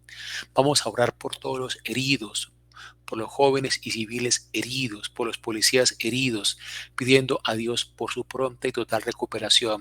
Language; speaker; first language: Spanish; native; Spanish